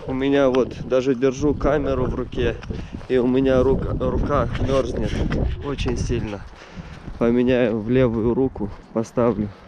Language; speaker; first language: Russian; non-native, fluent; Romanian